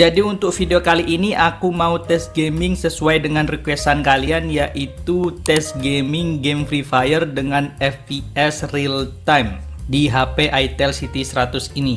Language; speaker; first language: Indonesian; native; Indonesian